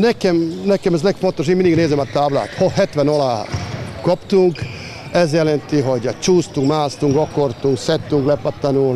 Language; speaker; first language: Hungarian; non-native, learner; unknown